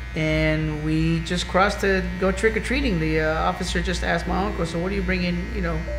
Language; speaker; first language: English; native; English